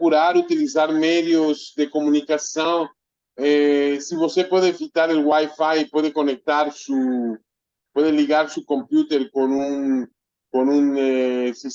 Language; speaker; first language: Portuguese; non-native, fluent; Spanish